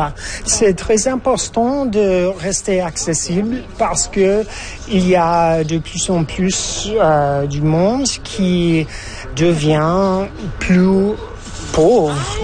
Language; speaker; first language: French; non-native, fluent; English